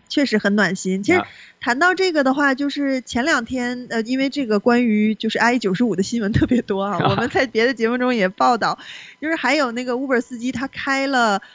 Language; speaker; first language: Chinese; native; Chinese